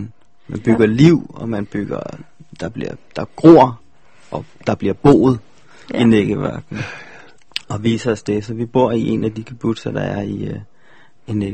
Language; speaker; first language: Danish; native; Danish